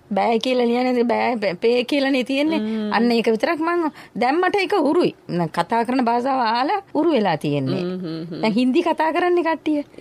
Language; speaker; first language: Sinhala; non-native, local second language; Tamil